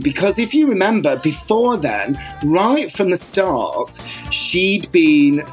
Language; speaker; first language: English; native; English